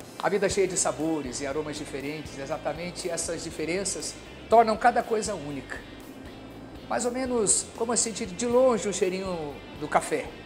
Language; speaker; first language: Portuguese; native; Portuguese